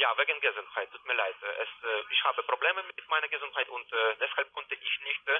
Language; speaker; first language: German; non-native, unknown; Bulgarian